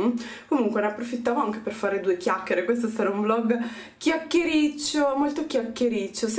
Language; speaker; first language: Italian; native; Italian